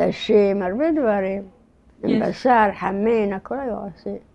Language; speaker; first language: Hebrew; early bilingual, other home language; Arabic